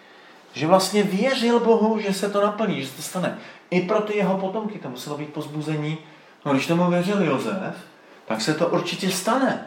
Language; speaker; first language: Czech; native; Czech